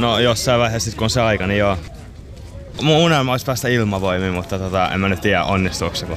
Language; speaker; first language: Finnish; native; Finnish